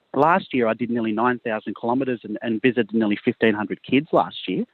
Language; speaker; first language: English; native; English